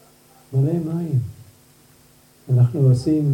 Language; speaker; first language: Hebrew; non-native, fluent; English